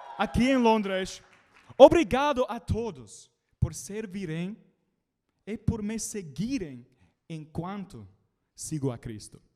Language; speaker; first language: Portuguese; non-native, learner; English